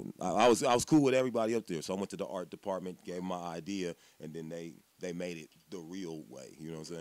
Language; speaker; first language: English; native; English